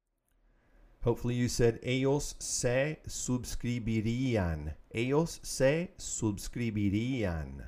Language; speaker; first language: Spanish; non-native, fluent; English